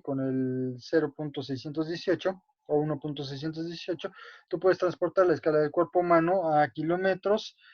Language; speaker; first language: Spanish; native; Spanish